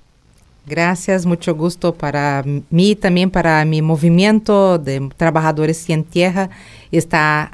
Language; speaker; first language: Spanish; non-native, learner; Portuguese